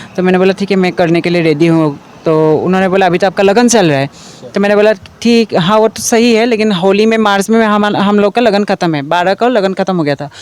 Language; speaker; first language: Hindi; non-native, local second language; Assamese